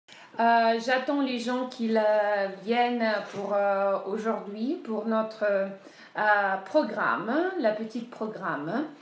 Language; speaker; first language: French; non-native, fluent; Russian